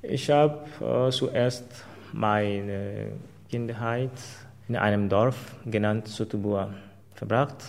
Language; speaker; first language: German; non-native, fluent; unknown